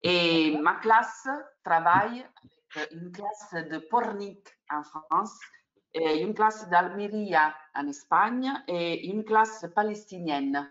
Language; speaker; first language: French; non-native, fluent; Italian